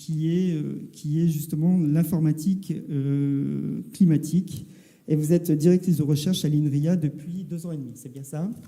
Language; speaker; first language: French; native; French